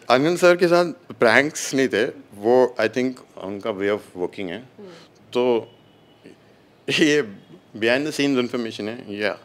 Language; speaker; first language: Hindi; native; Hindi